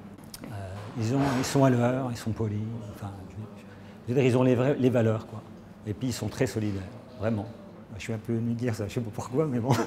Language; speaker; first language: French; native; French